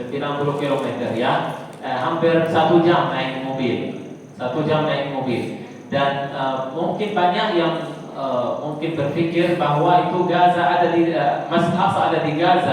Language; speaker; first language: Indonesian; non-native, fluent; Arabic